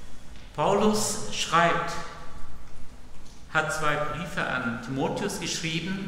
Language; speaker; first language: German; non-native, fluent; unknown